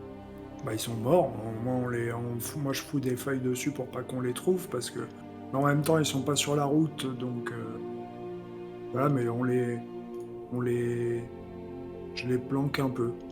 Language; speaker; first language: French; native; French